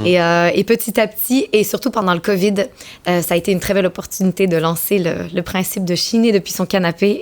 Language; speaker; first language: French; native; French